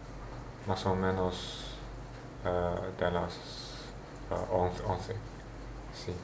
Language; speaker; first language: Spanish; non-native, learner; Chinese